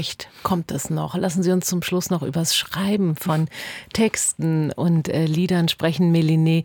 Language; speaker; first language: German; native; German